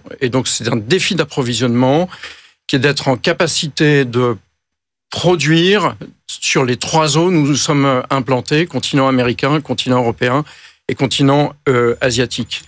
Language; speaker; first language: French; native; French